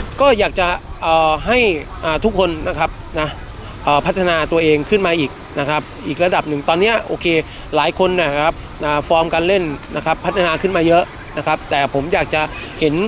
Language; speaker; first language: Thai; native; Thai